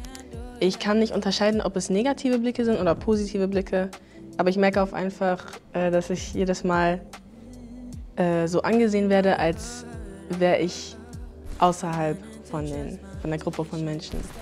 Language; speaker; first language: German; early bilingual, other home language; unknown